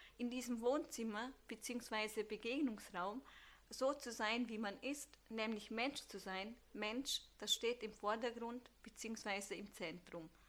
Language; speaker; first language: German; early bilingual, other home language; Turkish